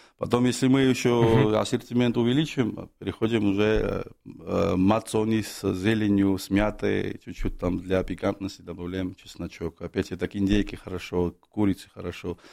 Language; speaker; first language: Russian; non-native, fluent; Georgian